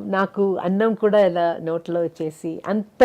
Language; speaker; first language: Telugu; non-native, local second language; Malayalam